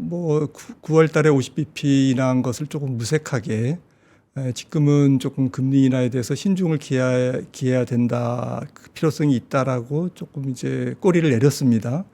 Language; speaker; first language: Korean; native; Korean